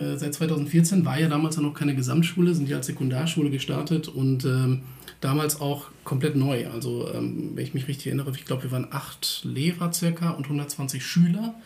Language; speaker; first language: German; early bilingual, other home language; Turkish